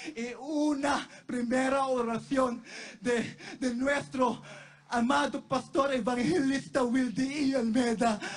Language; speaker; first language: Spanish; non-native, learner; Filipino